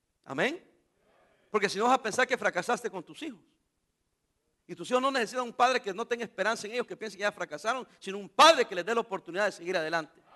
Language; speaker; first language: Spanish; native; Spanish